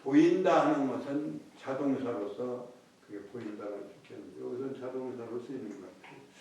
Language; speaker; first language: Korean; native; Korean